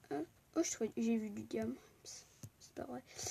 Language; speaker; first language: French; native; French